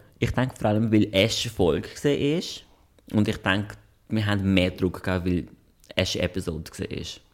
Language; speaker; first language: German; non-native, fluent; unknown